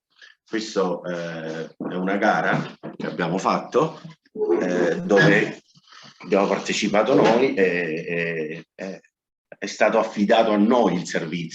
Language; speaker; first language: Italian; non-native, learner; Spanish